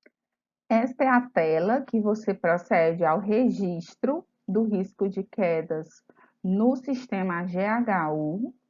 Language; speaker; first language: Portuguese; native; Portuguese